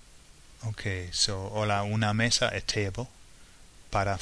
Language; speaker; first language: Spanish; non-native, learner; English